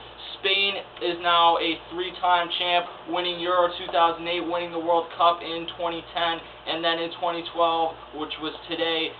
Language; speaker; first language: English; native; English